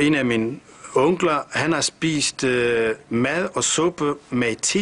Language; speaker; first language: Danish; early bilingual, other home language; Turkish